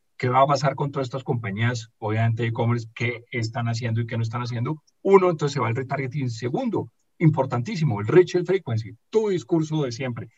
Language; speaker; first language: Spanish; native; Spanish